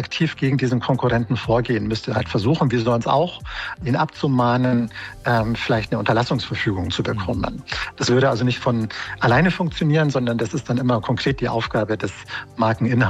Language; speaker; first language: German; native; German